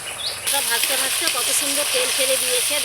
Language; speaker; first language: Bangla; native; Bangla